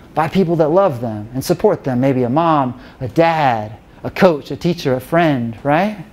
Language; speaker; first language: English; native; English